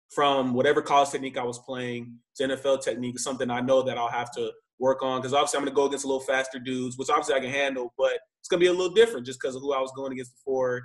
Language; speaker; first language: English; native; English